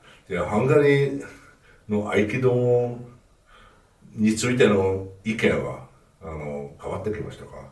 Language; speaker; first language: Japanese; non-native, fluent; Hungarian